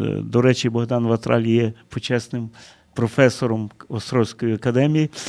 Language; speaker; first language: Ukrainian; early bilingual, heritage; Ukrainian